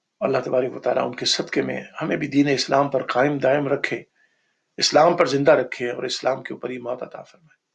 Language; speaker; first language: Urdu; native; Urdu